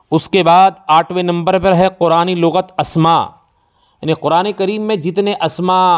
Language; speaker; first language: Urdu; native; Urdu